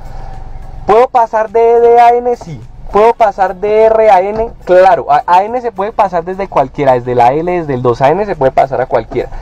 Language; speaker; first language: Spanish; native; Spanish